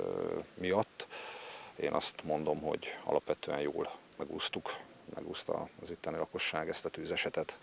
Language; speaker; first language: Hungarian; native; Hungarian